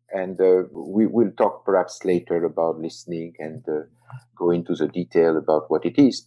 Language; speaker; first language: English; non-native, fluent; French